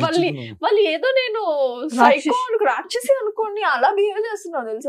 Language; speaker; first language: Telugu; native; Telugu